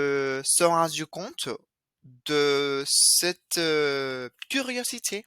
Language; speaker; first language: French; non-native, fluent; Spanish